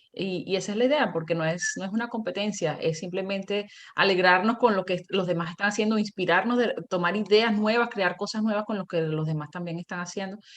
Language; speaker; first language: Spanish; native; Spanish